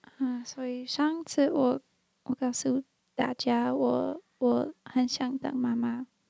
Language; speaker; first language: Chinese; non-native, learner; English